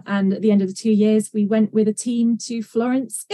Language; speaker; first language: English; native; English